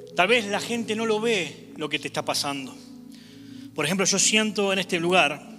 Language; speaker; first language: Spanish; native; Spanish